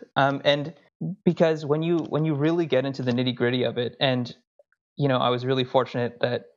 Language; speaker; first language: English; early bilingual, other home language; Hindi